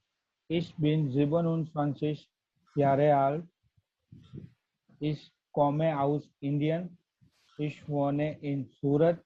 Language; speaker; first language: German; non-native, learner; Gujarati